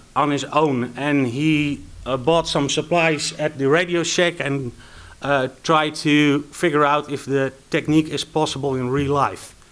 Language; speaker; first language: English; non-native, fluent; Dutch